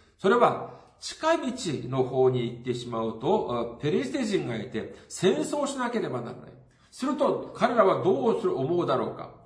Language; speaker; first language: Japanese; non-native, fluent; Korean